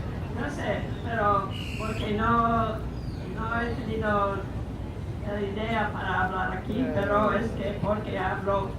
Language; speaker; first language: Spanish; non-native, learner; English